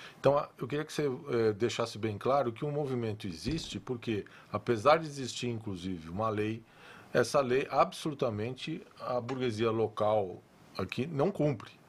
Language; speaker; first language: Portuguese; native; Portuguese